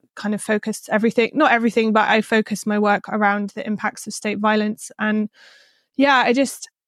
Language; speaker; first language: English; native; English